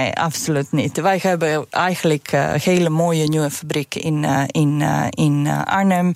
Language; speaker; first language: Dutch; non-native, fluent; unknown